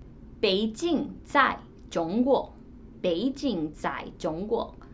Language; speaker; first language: Chinese; non-native, learner; English